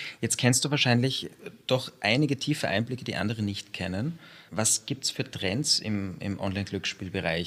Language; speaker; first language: German; native; German